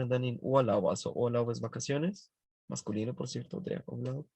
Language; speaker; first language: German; non-native, fluent; Spanish